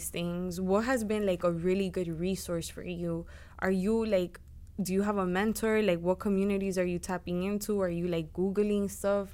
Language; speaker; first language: English; native; English